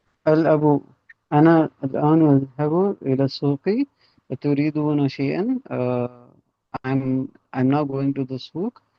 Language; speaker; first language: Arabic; non-native, learner; Urdu